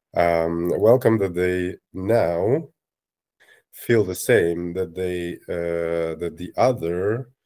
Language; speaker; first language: English; non-native, fluent; Russian